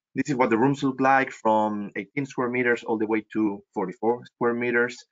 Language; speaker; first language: English; non-native, fluent; Spanish